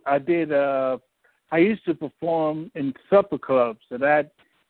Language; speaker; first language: English; native; English